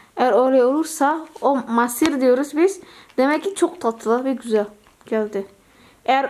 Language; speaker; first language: Turkish; non-native, learner; Indonesian